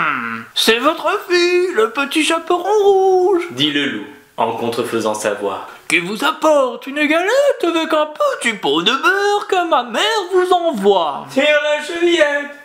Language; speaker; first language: French; native; French